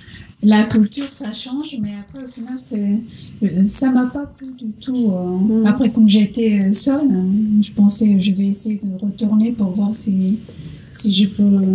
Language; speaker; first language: French; non-native, learner; Portuguese